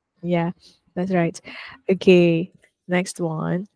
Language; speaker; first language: English; non-native, fluent; Vietnamese